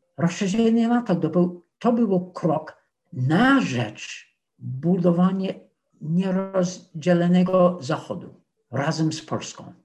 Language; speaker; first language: Polish; non-native, fluent; English